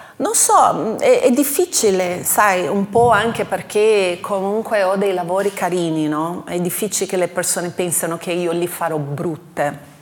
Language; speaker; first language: Italian; non-native, fluent; Portuguese